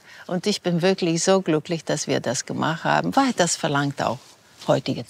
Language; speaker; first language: German; non-native, fluent; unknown